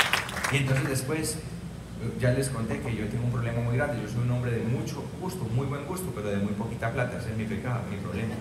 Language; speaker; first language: Spanish; native; Spanish